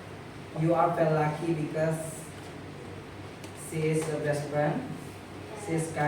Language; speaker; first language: English; non-native, fluent; Indonesian